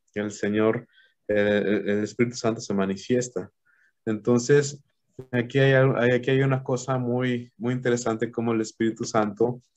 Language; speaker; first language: Spanish; native; Spanish